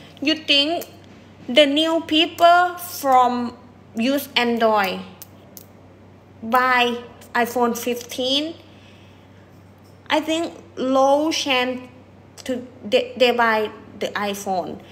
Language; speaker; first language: English; non-native, learner; Thai